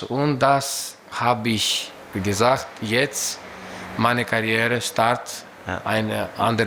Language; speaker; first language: German; non-native, learner; Greek